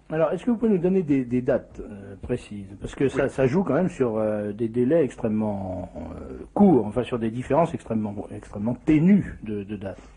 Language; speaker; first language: French; native; French